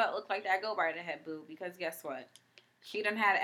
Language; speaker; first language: English; non-native, fluent; Haitian Creole